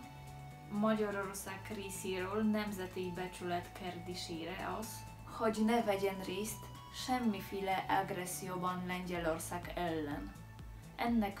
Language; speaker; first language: Hungarian; non-native, learner; Polish